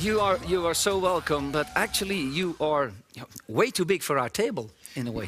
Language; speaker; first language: English; non-native, fluent; Dutch